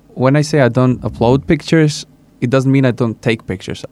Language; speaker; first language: English; non-native, fluent; Greek